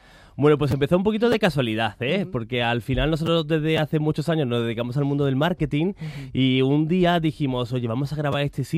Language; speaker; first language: Spanish; native; Spanish